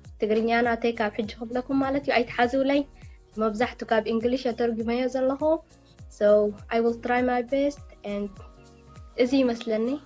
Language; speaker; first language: Tigrinya; early bilingual, heritage; Tigrinya